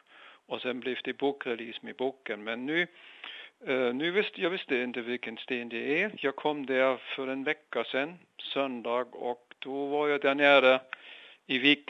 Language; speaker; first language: Swedish; non-native, fluent; German